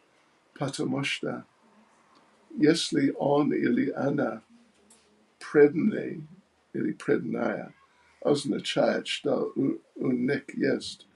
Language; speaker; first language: Russian; non-native, learner; English